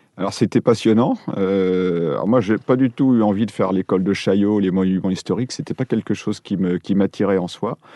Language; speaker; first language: French; native; French